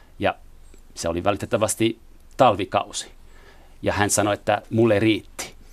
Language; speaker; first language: Finnish; non-native, fluent; French